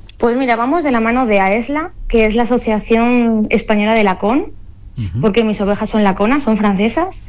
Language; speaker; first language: Spanish; native; Spanish